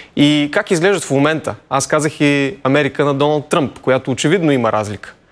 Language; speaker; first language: Bulgarian; native; Bulgarian